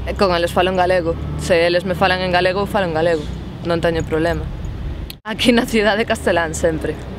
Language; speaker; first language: Galician; non-native, local second language; Spanish